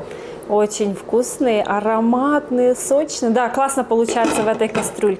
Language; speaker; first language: Russian; native; Russian